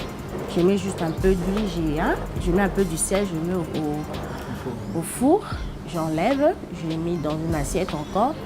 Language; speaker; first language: French; non-native, local second language; Lingala